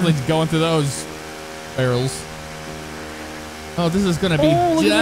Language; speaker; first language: English; native; English